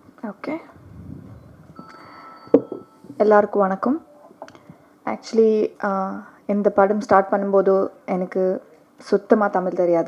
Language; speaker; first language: Tamil; non-native, learner; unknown